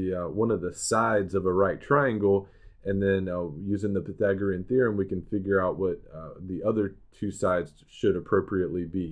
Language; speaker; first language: English; native; English